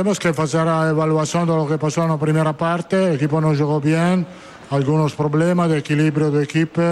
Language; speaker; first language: Portuguese; non-native, fluent; Italian